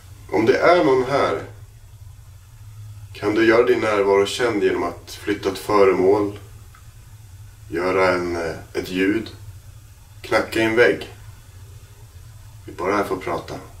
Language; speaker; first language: Swedish; native; Swedish